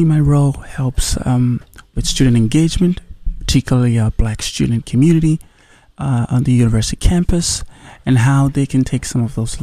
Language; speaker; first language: English; non-native, local second language; Yoruba